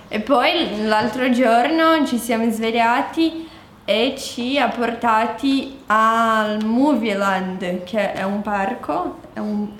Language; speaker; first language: Italian; non-native, fluent; Portuguese